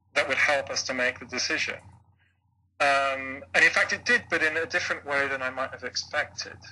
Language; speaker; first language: English; native; English